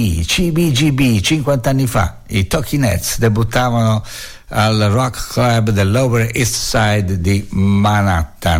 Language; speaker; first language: Italian; native; Italian